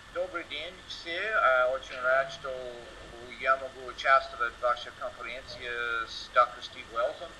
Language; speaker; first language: Russian; non-native, learner; English